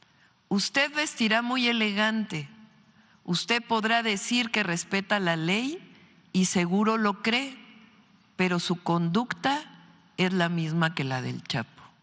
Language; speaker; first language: Spanish; native; Spanish